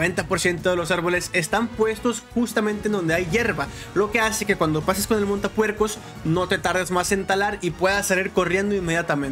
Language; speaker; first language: Spanish; native; Spanish